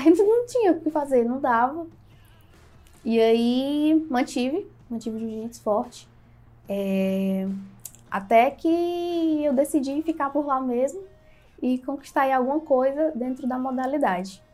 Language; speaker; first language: Portuguese; native; Portuguese